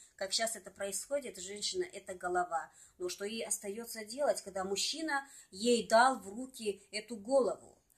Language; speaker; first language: Russian; non-native, local second language; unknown